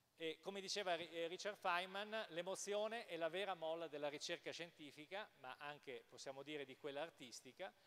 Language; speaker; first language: Italian; native; Italian